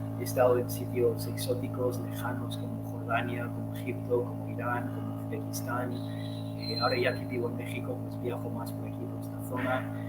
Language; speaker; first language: Spanish; non-native, fluent; English